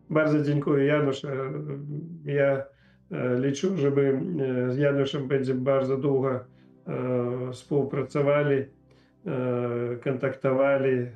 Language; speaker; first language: Polish; non-native, learner; Ukrainian